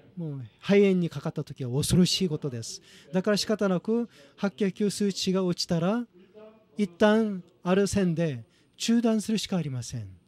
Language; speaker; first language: Japanese; non-native, fluent; Korean